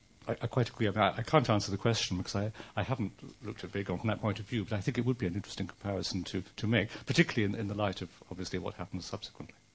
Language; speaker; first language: English; native; English